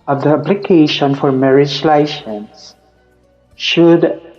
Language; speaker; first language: English; non-native, local second language; Filipino